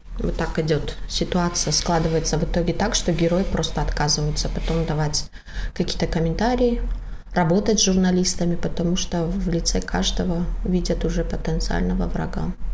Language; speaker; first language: Russian; non-native, local second language; Tajik